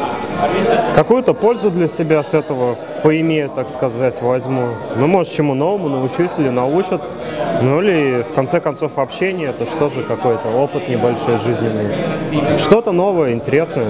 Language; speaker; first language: Russian; native; Russian